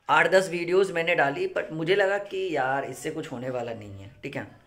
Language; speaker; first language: Hindi; native; Hindi